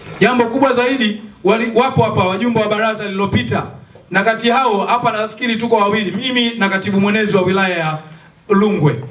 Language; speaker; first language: Swahili; native; Swahili